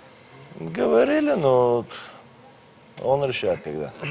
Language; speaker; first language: Russian; non-native, learner; Bulgarian